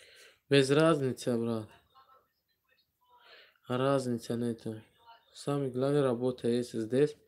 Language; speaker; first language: Russian; non-native, learner; Tajik